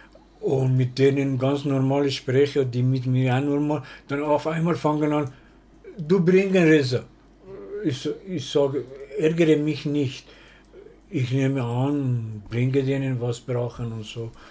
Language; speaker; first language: German; non-native, learner; Persian